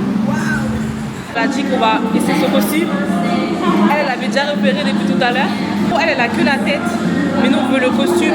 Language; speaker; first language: French; native; French